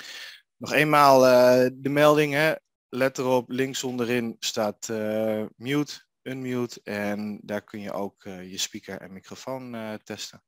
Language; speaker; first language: Dutch; native; Dutch